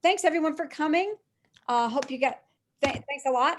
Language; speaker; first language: English; native; English